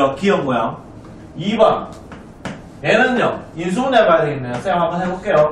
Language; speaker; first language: Korean; native; Korean